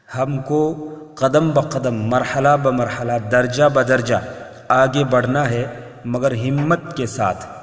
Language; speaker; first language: Urdu; native; Urdu